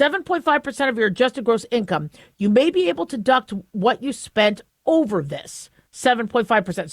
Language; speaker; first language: English; native; English